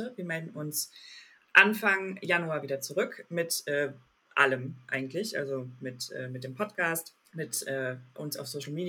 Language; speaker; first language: German; native; German